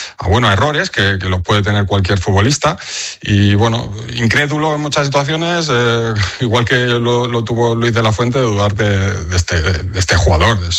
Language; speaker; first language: Spanish; native; Spanish